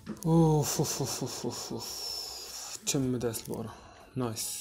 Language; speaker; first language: Arabic; native; Arabic